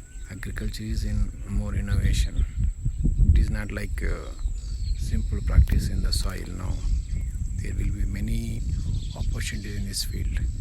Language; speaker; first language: English; non-native, local second language; Telugu